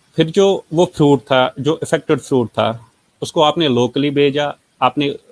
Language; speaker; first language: Hindi; native; Hindi